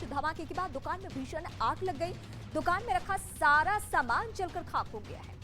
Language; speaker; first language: Hindi; native; Hindi